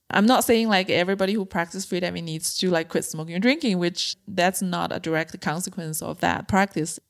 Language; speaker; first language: English; non-native, fluent; Chinese